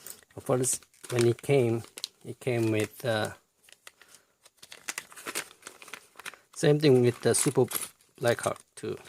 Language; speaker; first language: English; non-native, fluent; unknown